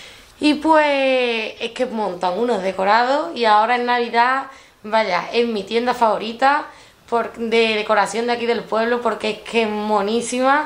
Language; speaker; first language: Spanish; native; Spanish